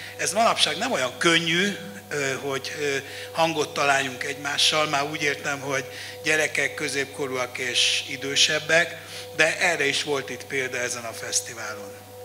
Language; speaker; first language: Hungarian; native; Hungarian